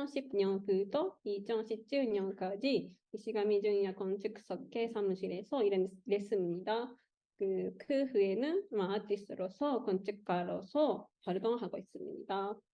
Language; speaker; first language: Korean; non-native, learner; Japanese